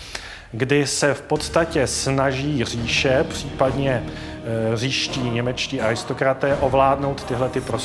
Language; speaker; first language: Czech; native; Czech